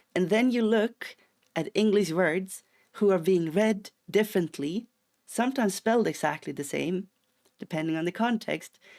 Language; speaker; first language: English; non-native, fluent; Swedish